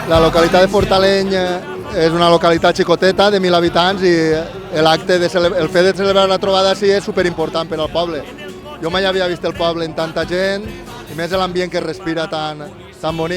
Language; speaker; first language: Catalan; native; Catalan